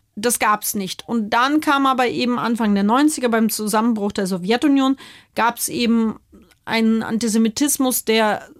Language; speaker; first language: German; early bilingual, other home language; Russian